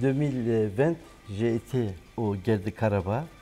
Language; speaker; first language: French; non-native, learner; Turkish